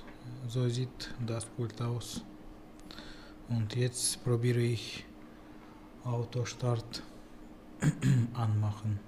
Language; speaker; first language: German; non-native, learner; Russian